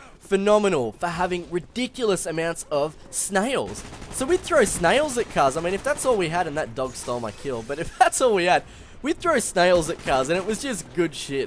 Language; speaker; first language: English; native; English